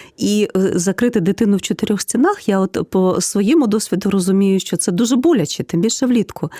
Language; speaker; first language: Ukrainian; native; Ukrainian